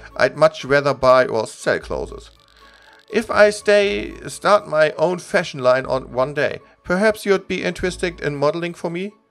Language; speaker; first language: English; non-native, fluent; German